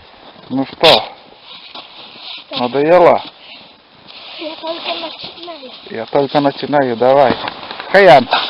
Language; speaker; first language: Russian; native; Russian